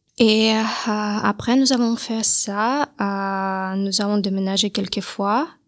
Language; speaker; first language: French; non-native, learner; Russian